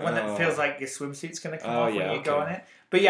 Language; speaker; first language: English; native; English